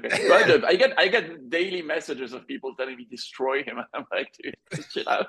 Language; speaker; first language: English; non-native, fluent; French